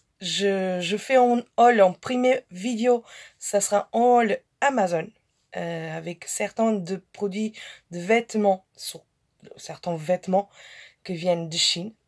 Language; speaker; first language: French; non-native, fluent; Portuguese